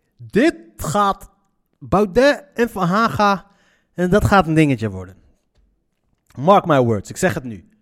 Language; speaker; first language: Dutch; early bilingual, other home language; Arabic